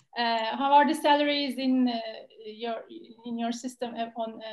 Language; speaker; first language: English; non-native, fluent; Turkish